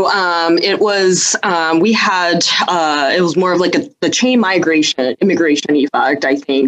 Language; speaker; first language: English; early bilingual, other home language; Cantonese